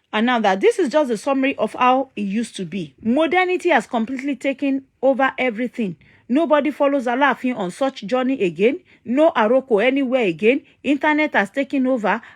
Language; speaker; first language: English; non-native, local second language; Yoruba